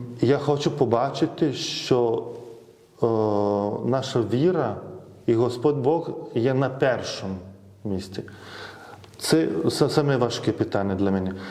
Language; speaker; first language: Ukrainian; non-native, fluent; Lithuanian